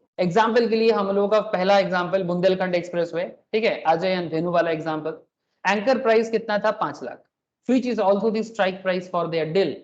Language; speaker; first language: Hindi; non-native, local second language; Bangla